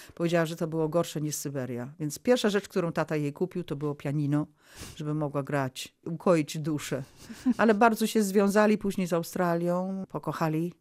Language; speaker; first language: Polish; early bilingual, heritage; Polish